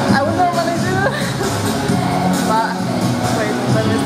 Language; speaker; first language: English; non-native, fluent; Polish